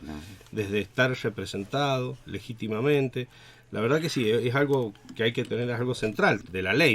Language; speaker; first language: Spanish; native; Spanish